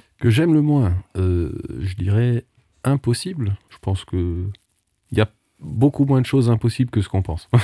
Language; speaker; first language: French; non-native, local second language; Portuguese